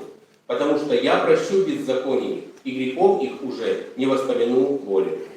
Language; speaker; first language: Russian; native; Russian